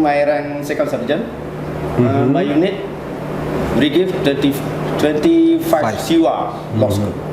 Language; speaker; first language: English; non-native, learner; Indonesian